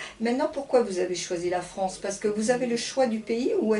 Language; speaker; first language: French; native; French